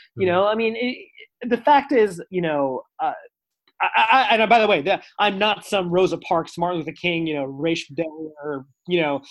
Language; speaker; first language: English; native; English